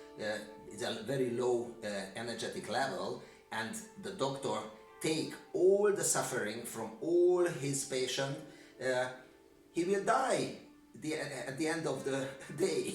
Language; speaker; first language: English; non-native, learner; Hungarian